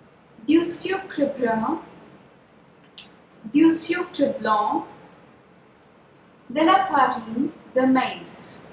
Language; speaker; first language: French; non-native, fluent; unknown